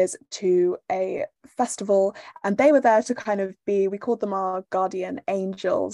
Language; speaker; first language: English; native; English